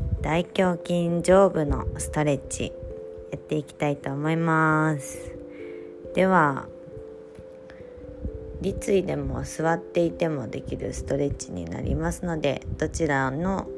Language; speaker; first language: Japanese; native; Japanese